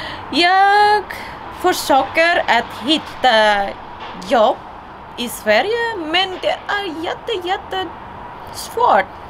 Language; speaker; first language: Swedish; non-native, learner; Indonesian